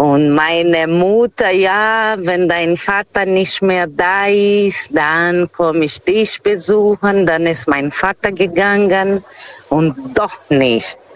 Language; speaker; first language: German; non-native, learner; Portuguese